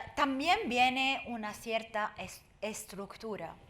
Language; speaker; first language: Spanish; non-native, fluent; Arabic